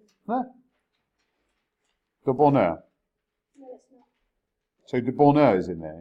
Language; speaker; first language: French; non-native, fluent; English